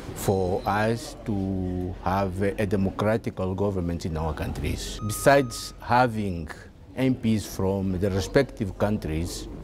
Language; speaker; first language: English; non-native, fluent; Portuguese